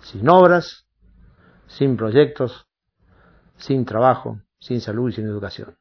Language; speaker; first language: Spanish; native; Spanish